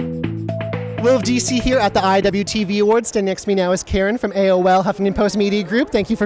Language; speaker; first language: English; native; English